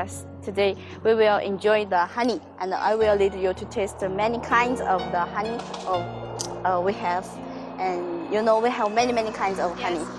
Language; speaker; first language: English; non-native, learner; Chinese